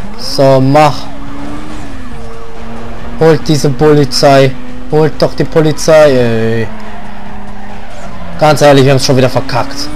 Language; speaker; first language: German; native; German